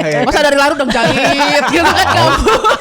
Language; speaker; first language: Indonesian; native; Indonesian